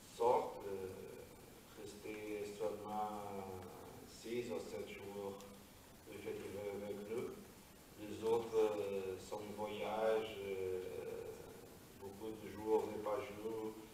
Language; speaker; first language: French; non-native, learner; Portuguese